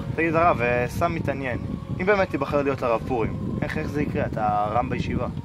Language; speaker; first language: Hebrew; native; Hebrew